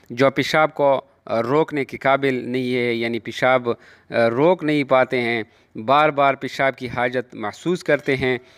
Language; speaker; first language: Urdu; non-native, local second language; Pashto